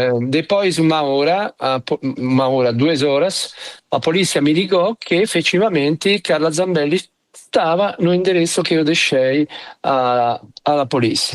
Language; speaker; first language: Portuguese; non-native, fluent; Italian